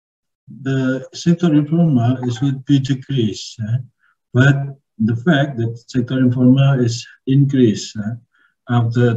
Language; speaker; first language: English; non-native, learner; Indonesian